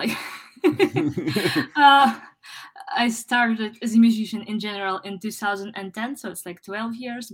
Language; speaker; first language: English; non-native, fluent; Ukrainian